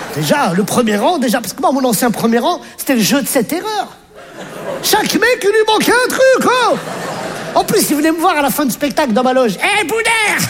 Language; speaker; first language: French; native; French